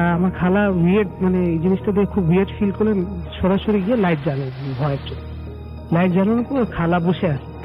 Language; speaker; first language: Bangla; early bilingual, heritage; Bangla